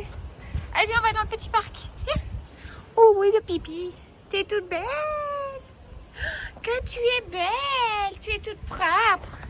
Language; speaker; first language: French; native; French